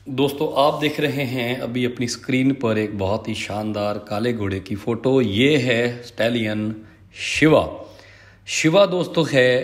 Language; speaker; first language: Hindi; non-native, local second language; Punjabi